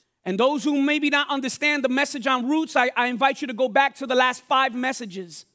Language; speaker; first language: English; native; English